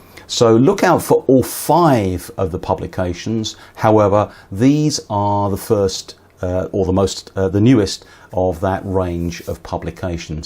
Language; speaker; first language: English; native; English